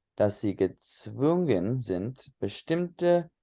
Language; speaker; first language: German; non-native, learner; English